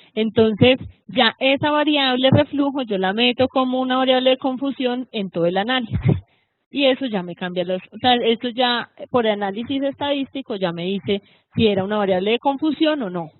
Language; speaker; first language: Spanish; native; Spanish